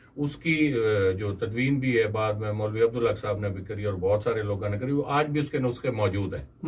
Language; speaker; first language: Urdu; non-native, local second language; Haryanvi